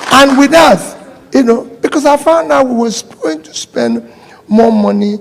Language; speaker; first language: English; non-native, local second language; Igbo